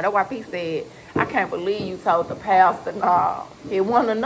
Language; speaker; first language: English; native; English